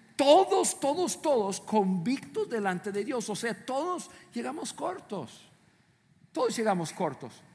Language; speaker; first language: Spanish; non-native, fluent; English